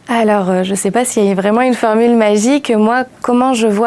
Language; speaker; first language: French; native; French